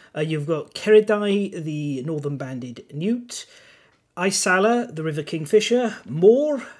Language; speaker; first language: English; non-native, local second language; Welsh